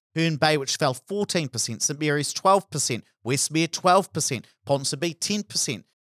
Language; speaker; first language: English; native; English